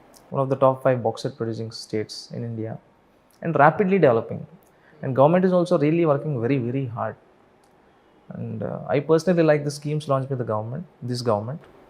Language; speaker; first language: English; non-native, local second language; Telugu